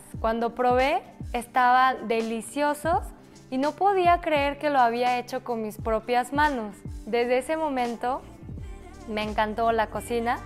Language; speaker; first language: Spanish; early bilingual, other home language; Korean